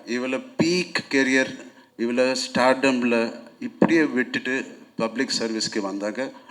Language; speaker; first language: Tamil; non-native, local second language; Telugu